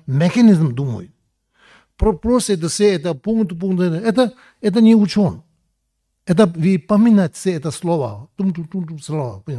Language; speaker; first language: Russian; non-native, learner; Tibetan